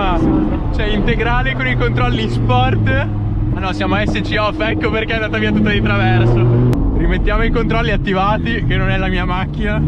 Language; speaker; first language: Italian; native; Italian